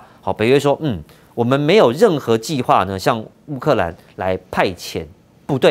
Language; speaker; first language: Chinese; native; Chinese